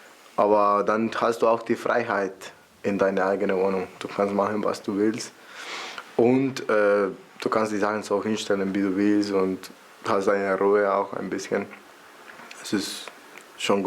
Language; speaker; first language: German; non-native, fluent; Spanish